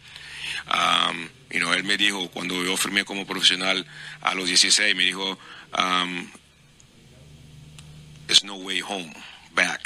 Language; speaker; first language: Spanish; non-native, fluent; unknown